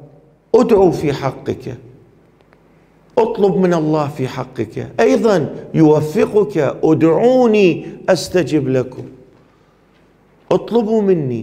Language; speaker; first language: Arabic; non-native, fluent; Persian